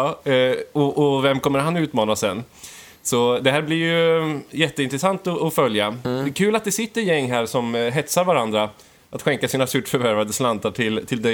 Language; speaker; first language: Swedish; native; Swedish